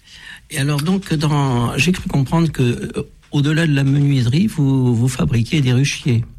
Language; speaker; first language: French; native; French